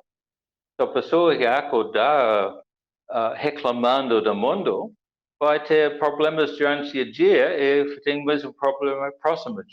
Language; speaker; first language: Portuguese; non-native, learner; English